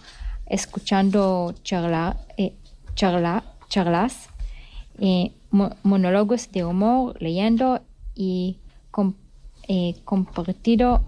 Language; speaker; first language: Spanish; non-native, learner; Hebrew